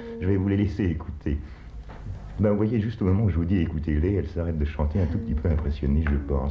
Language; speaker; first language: French; native; French